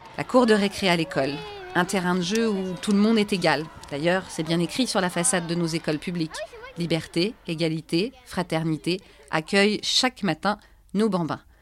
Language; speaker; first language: French; native; French